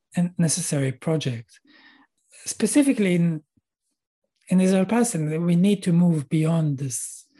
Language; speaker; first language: English; non-native, fluent; Hebrew